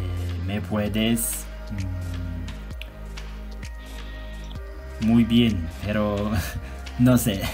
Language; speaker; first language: Spanish; non-native, learner; Turkish